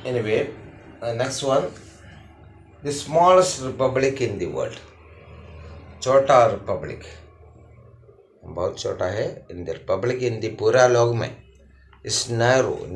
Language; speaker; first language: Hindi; non-native, learner; Malayalam